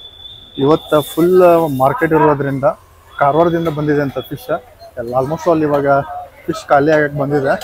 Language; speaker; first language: Kannada; native; Kannada